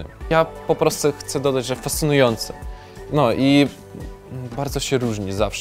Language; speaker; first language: Polish; non-native, learner; Ukrainian